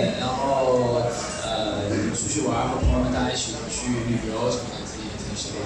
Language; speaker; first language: Chinese; native; Chinese